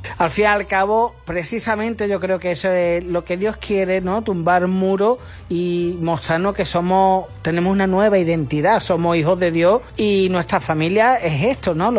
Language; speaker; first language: Spanish; native; Spanish